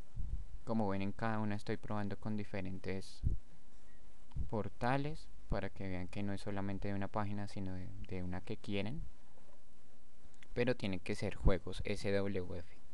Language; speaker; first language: Spanish; native; Spanish